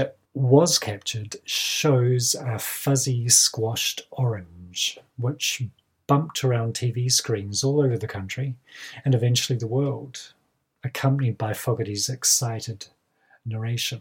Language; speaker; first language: English; native; English